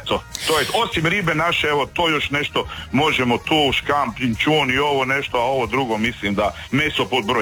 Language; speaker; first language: Serbian; native; Serbian